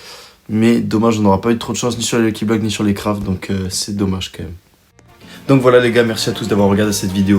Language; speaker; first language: French; native; French